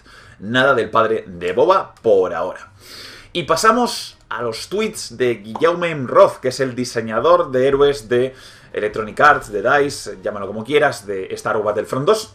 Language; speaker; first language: Spanish; native; Spanish